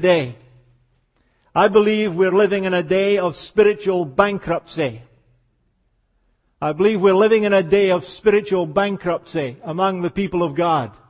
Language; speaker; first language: English; native; English